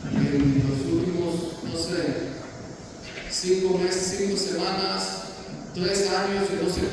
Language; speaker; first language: Spanish; non-native, fluent; Hebrew